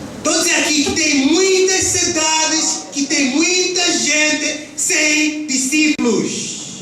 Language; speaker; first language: Portuguese; early bilingual, heritage; Portuguese